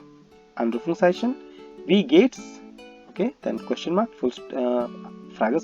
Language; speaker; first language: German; non-native, learner; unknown